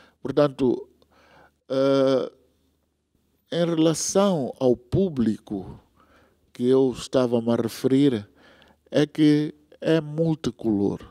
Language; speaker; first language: Portuguese; non-native, local second language; Tsonga